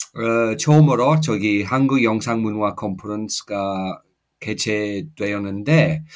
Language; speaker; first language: Korean; non-native, fluent; English